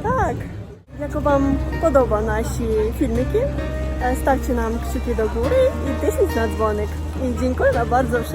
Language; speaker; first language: Polish; non-native, learner; Russian